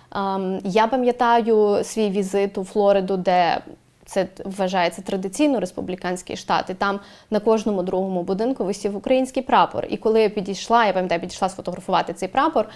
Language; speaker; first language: Ukrainian; native; Ukrainian